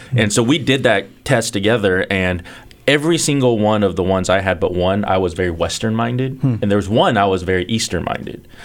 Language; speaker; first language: English; early bilingual, other home language; Chinese